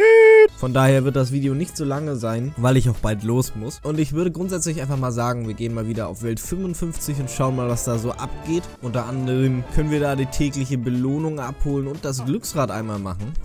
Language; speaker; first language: German; native; German